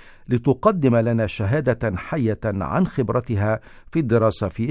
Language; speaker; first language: Arabic; native; Arabic